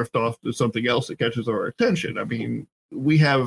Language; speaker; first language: English; native; English